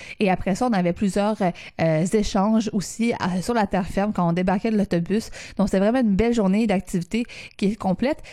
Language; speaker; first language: French; native; French